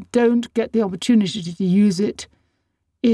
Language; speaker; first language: English; native; English